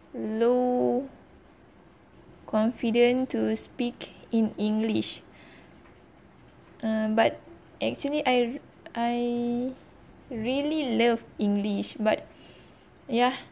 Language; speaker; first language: English; non-native, learner; Malay